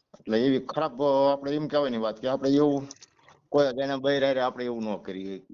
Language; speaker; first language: Gujarati; native; Gujarati